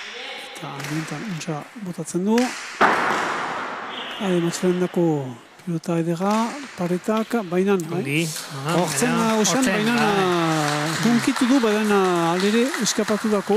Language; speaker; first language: Basque; native; Basque